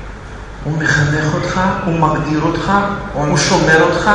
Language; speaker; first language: Hebrew; non-native, fluent; Russian